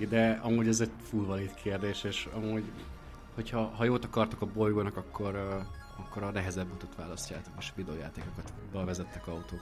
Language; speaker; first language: Hungarian; native; Hungarian